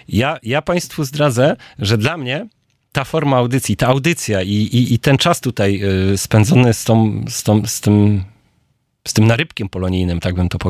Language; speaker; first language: Polish; native; Polish